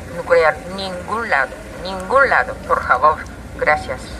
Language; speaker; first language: Spanish; non-native, learner; Japanese